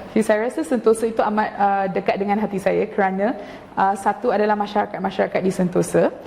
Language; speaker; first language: Malay; non-native, local second language; Tamil